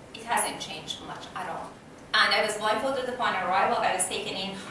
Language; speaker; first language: English; non-native, fluent; Persian